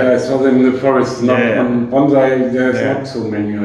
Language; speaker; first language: English; non-native, fluent; German